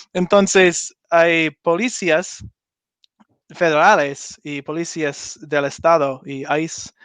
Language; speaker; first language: Spanish; non-native, learner; English